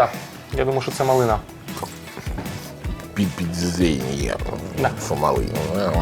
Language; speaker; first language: Ukrainian; native; Ukrainian